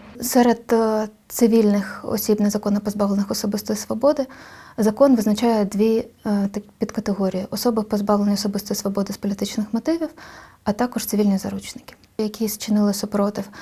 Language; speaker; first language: Ukrainian; native; Ukrainian